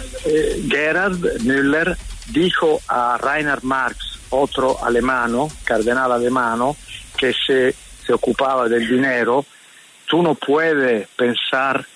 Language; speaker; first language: Spanish; non-native, fluent; Italian